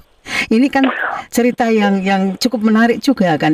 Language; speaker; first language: Indonesian; native; Indonesian